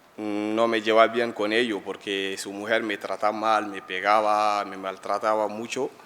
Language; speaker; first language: Spanish; non-native, learner; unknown